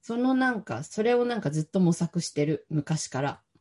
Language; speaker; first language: Japanese; native; Japanese